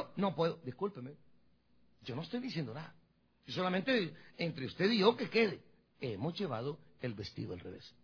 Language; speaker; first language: Spanish; native; Spanish